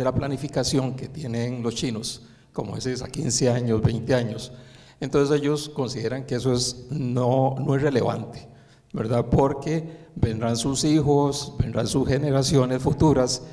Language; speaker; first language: Spanish; early bilingual, other home language; Chinese